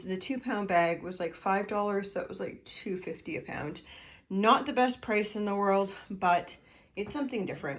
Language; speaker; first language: English; native; English